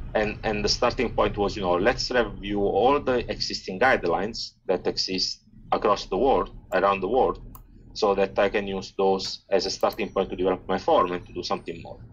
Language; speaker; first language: English; non-native, fluent; Italian